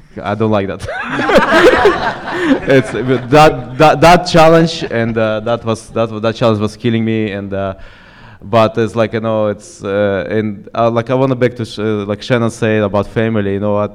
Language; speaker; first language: English; non-native, fluent; Ukrainian